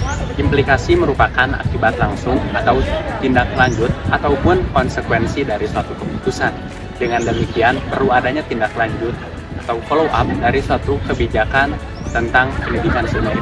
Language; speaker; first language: Indonesian; native; Indonesian